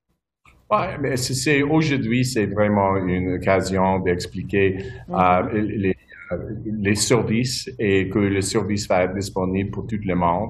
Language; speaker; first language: French; non-native, local second language; English